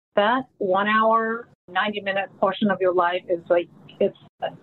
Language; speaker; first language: English; early bilingual, other home language; Filipino